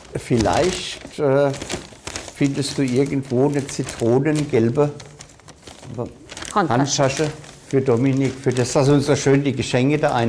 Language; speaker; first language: German; native; German